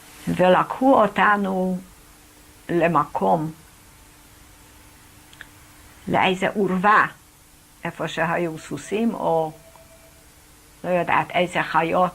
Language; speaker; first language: Hebrew; non-native, fluent; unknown